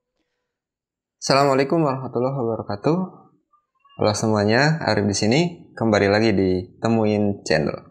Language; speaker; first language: Indonesian; native; Indonesian